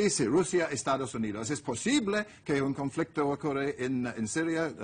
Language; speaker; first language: Spanish; non-native, learner; English